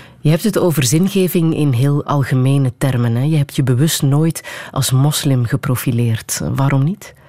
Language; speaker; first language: Dutch; native; Dutch